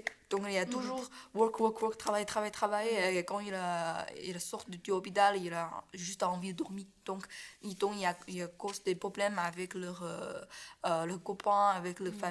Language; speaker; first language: French; non-native, learner; Chinese